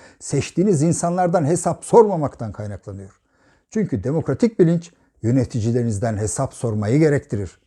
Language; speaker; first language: Turkish; native; Turkish